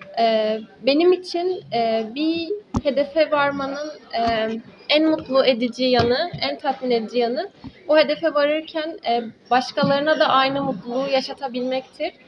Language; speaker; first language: Turkish; native; Turkish